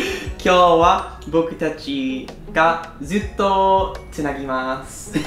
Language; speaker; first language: Japanese; non-native, learner; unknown